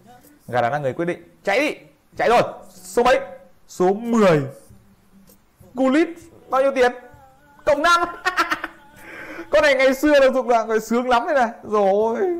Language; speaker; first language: Vietnamese; native; Vietnamese